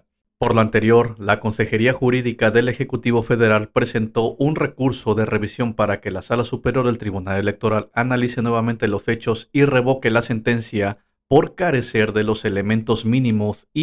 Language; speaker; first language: Spanish; native; Spanish